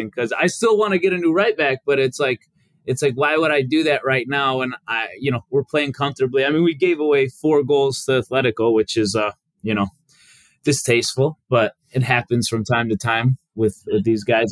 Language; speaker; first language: English; early bilingual, other home language; Albanian